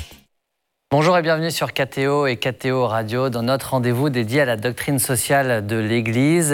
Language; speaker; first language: French; native; French